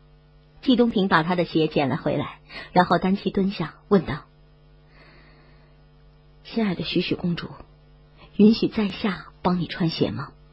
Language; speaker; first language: Chinese; native; Chinese